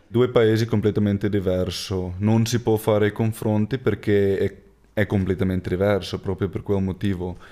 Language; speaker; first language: Italian; non-native, fluent; Afrikaans